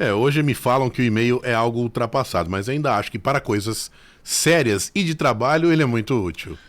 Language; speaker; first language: Portuguese; native; Portuguese